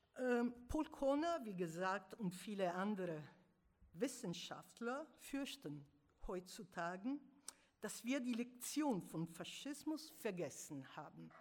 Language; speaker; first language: German; non-native, fluent; Italian